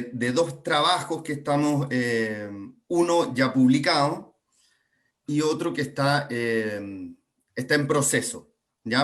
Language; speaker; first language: Spanish; native; Spanish